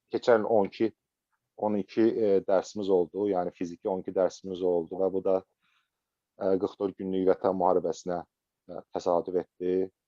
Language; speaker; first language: Azerbaijani; native; Azerbaijani